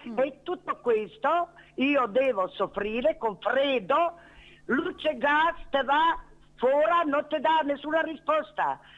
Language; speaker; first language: Italian; non-native, fluent; Bosnian